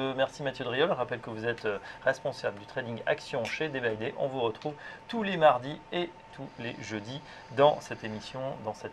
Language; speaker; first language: French; native; French